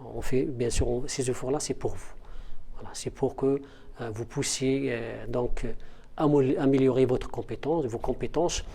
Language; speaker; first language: French; non-native, local second language; Arabic